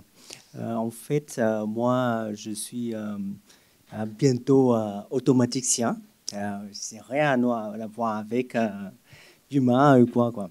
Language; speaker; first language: French; non-native, fluent; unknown